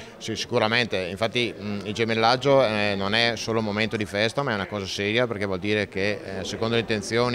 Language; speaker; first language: Italian; native; Italian